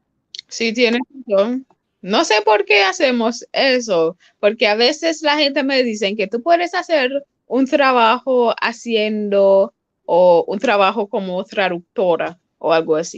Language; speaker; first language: Spanish; non-native, fluent; English